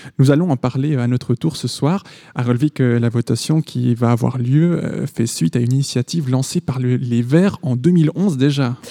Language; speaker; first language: French; native; French